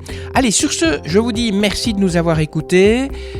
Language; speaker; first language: French; native; French